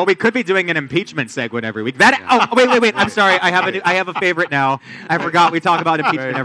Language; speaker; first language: English; native; English